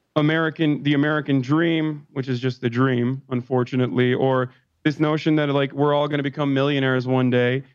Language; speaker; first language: English; non-native, fluent; Turkish